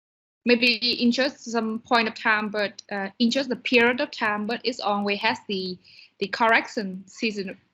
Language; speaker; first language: English; non-native, learner; Vietnamese